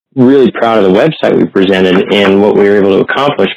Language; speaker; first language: English; native; English